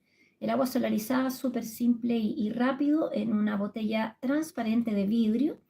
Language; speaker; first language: Spanish; native; Spanish